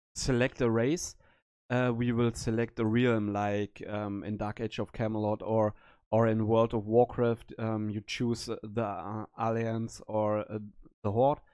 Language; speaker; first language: English; non-native, learner; German